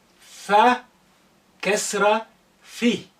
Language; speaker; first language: Arabic; non-native, fluent; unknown